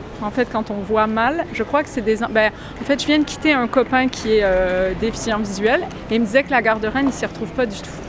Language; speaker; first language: French; non-native, fluent; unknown